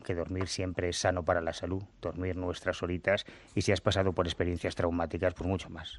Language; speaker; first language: Spanish; native; Spanish